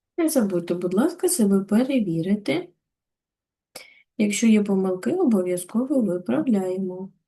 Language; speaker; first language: Ukrainian; native; Ukrainian